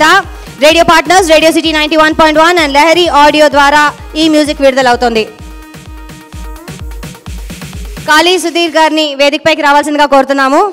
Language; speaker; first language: Telugu; native; Telugu